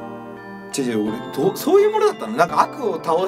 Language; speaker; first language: Japanese; native; Japanese